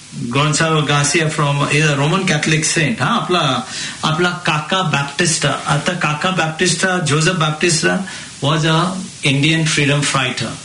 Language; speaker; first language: English; non-native, local second language; Marathi